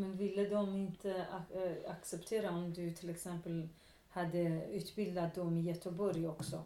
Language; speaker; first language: Swedish; non-native, local second language; Kurdish